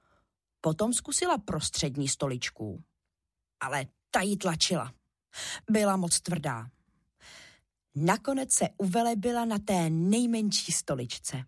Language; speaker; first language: Czech; native; Czech